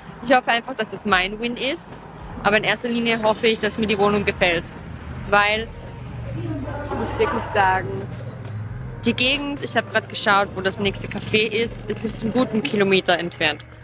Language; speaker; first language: German; native; German